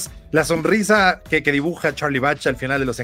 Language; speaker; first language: Spanish; native; Spanish